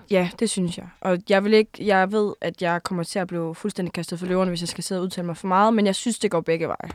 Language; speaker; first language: Danish; native; Danish